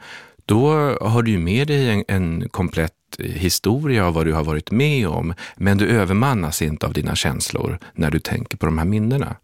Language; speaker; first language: Swedish; native; Swedish